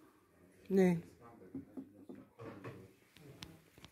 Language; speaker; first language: German; non-native, fluent; Russian